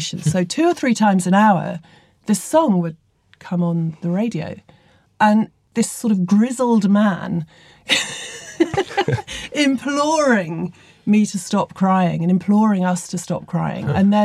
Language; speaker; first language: English; native; English